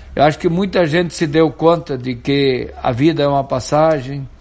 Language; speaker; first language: Portuguese; non-native, local second language; German